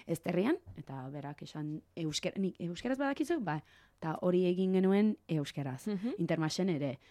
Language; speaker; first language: Basque; non-native, learner; English